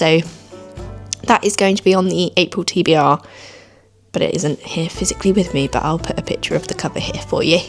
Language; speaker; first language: English; native; English